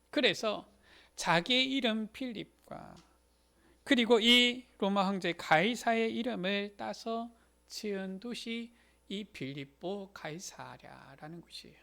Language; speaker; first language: Korean; native; Korean